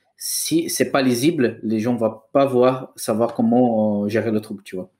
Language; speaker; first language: French; non-native, fluent; Portuguese